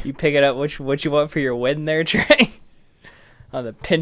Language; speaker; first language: English; native; English